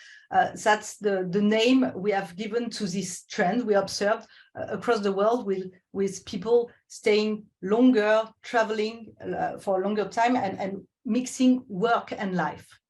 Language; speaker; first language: English; non-native, fluent; French